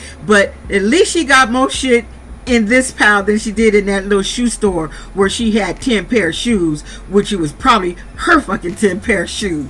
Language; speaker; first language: English; native; English